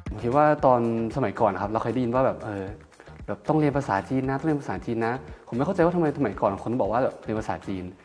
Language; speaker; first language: Thai; native; Thai